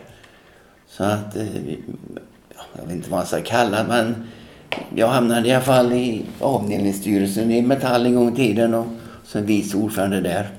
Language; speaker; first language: Swedish; native; Swedish